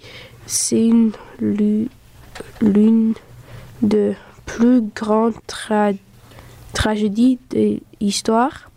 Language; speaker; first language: French; non-native, local second language; Dutch